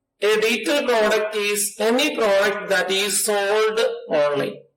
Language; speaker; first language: English; non-native, local second language; Malayalam